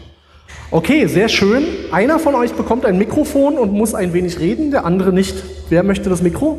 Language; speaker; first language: German; native; German